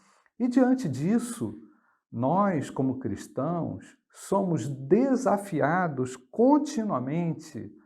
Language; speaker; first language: Portuguese; native; Portuguese